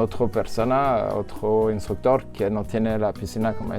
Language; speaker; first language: Spanish; non-native, learner; French